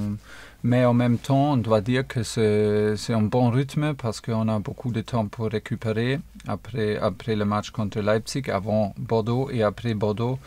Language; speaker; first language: French; non-native, fluent; German